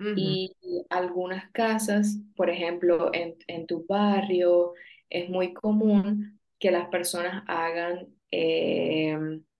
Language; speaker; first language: Spanish; native; Spanish